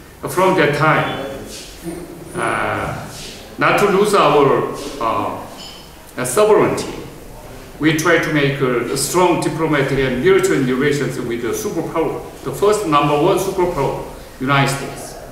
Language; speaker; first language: English; non-native, fluent; Korean